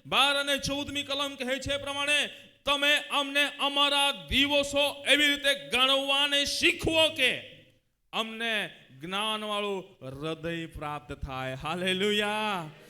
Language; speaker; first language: Gujarati; non-native, local second language; Gamit